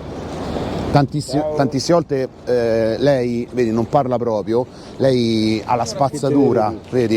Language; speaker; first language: Italian; native; Italian